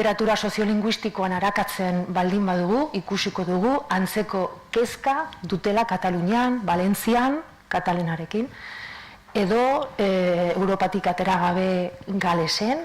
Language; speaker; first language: Basque; native; Basque